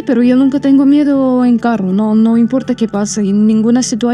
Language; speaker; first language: Spanish; non-native, learner; Armenian